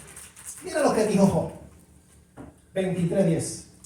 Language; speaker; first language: Spanish; native; Spanish